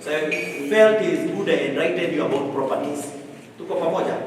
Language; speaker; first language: English; non-native, local second language; Swahili